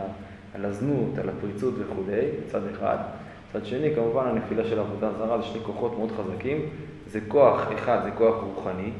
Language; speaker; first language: Hebrew; native; Hebrew